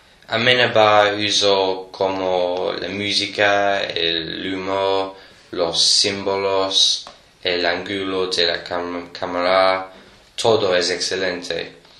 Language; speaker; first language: Spanish; non-native, learner; English